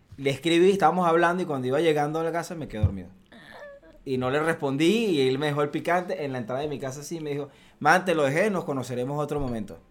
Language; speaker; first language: Spanish; native; Spanish